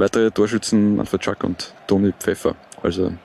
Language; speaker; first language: German; native; German